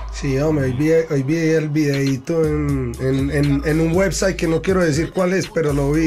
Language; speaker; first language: Spanish; native; Spanish